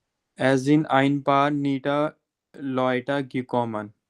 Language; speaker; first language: German; non-native, fluent; Hindi